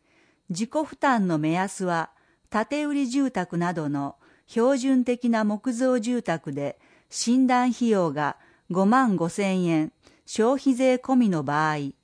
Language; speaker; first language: Japanese; native; Japanese